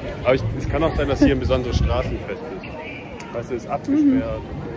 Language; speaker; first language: German; native; German